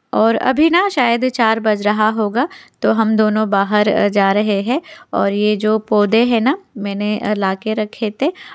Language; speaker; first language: Hindi; non-native, local second language; Telugu